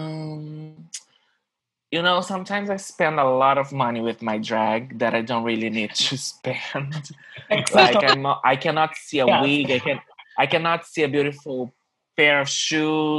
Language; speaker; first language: English; non-native, fluent; Portuguese